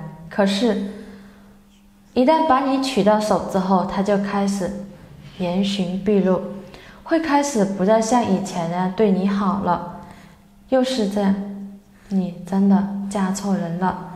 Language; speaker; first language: Chinese; native; Chinese